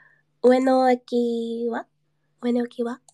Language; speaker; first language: Japanese; non-native, learner; English